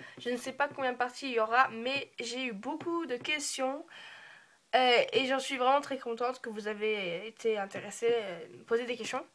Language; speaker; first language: French; early bilingual, other home language; English